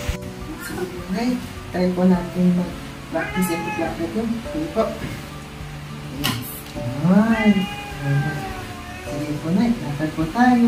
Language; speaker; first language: Filipino; native; Filipino